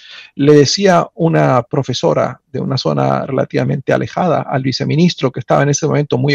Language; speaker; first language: Spanish; native; Spanish